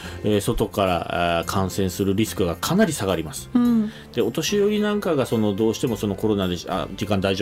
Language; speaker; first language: Japanese; native; Japanese